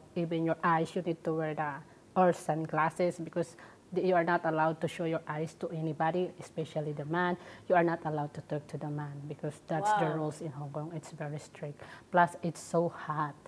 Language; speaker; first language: English; non-native, local second language; Waray